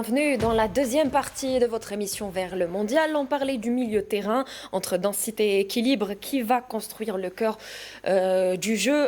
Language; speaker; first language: French; native; French